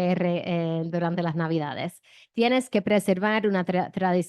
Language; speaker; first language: Spanish; non-native, fluent; English